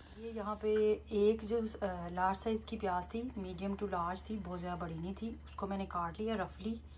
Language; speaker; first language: Urdu; native; Urdu